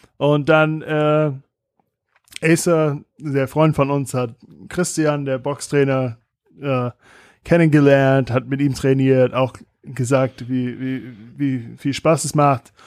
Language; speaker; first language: German; non-native, fluent; English